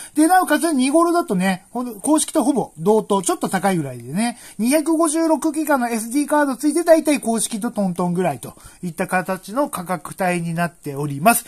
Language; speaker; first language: Japanese; native; Japanese